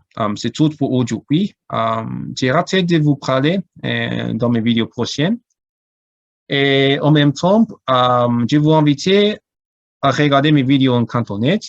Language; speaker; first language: French; non-native, learner; Cantonese